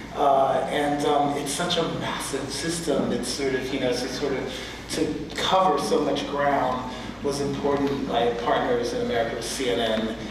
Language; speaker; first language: English; native; English